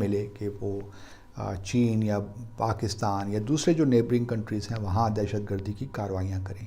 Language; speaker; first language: Urdu; native; Urdu